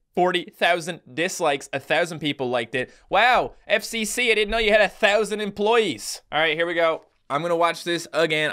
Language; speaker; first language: English; native; English